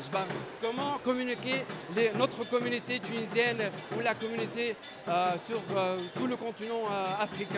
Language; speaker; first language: French; non-native, local second language; Arabic